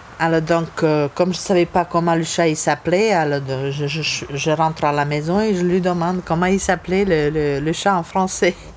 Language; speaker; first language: French; non-native, fluent; Serbian